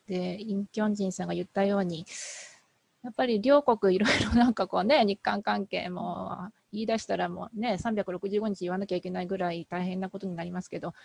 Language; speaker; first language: Japanese; native; Japanese